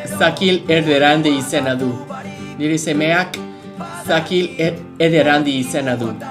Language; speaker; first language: Basque; non-native, learner; English